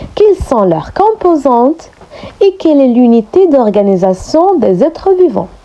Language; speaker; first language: French; non-native, local second language; Arabic